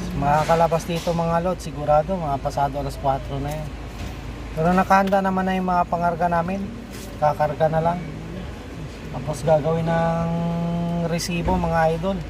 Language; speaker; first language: Filipino; native; Filipino